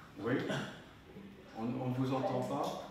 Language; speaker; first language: French; native; French